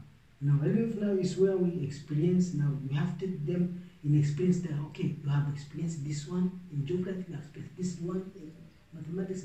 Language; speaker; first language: English; non-native, local second language; Swahili